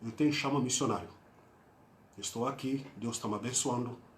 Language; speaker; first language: Portuguese; non-native, fluent; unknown